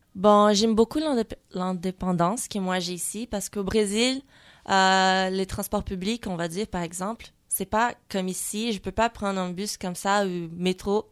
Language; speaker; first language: French; non-native, fluent; Portuguese